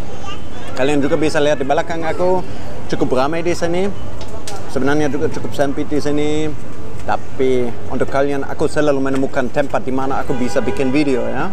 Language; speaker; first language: Indonesian; non-native, fluent; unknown